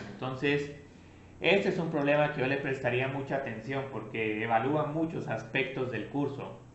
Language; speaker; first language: Spanish; native; Spanish